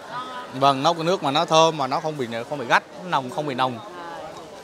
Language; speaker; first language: Vietnamese; native; Vietnamese